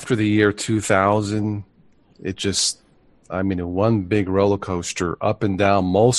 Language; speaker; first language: English; native; English